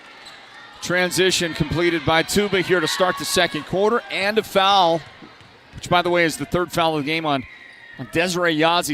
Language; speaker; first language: English; native; English